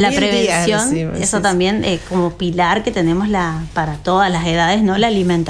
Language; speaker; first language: Spanish; native; Spanish